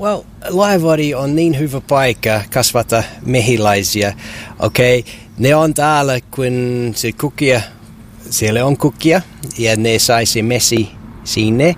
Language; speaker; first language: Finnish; non-native, learner; English